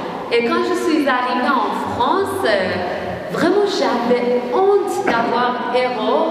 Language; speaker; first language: French; non-native, learner; Persian